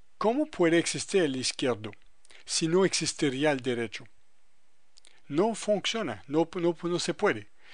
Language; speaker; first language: Spanish; non-native, fluent; French